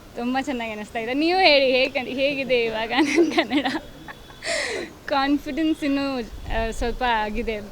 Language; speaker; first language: Kannada; non-native, fluent; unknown